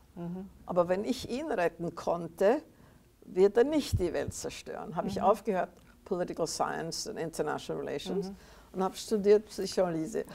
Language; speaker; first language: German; native; German